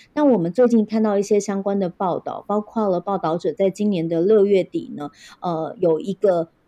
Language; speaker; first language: Chinese; native; Chinese